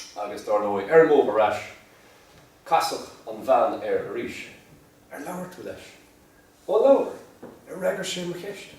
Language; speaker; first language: Irish; native; Irish